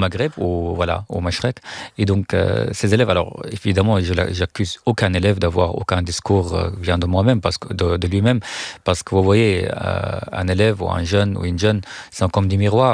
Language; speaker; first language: French; non-native, fluent; Arabic